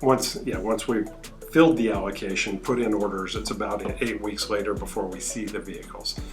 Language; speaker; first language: English; native; English